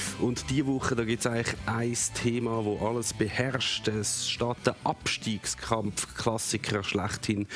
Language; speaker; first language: German; native; German